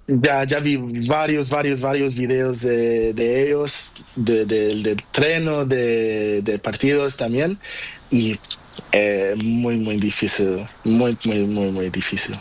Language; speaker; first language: Spanish; non-native, local second language; Portuguese